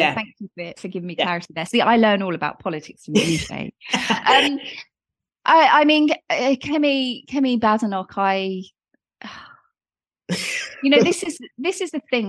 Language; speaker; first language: English; native; English